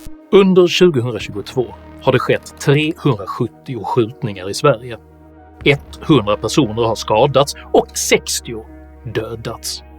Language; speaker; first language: Swedish; native; Swedish